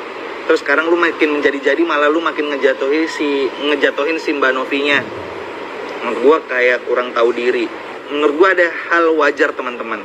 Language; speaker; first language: Indonesian; native; Indonesian